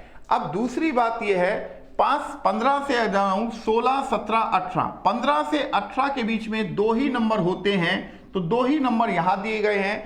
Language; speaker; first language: Hindi; native; Hindi